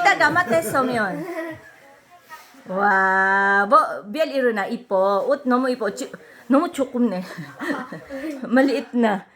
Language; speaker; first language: Korean; non-native, learner; Filipino